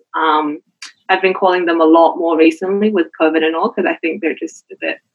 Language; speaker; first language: English; native; English